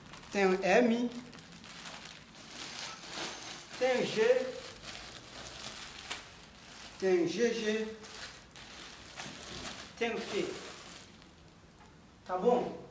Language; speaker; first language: Portuguese; non-native, learner; Haitian Creole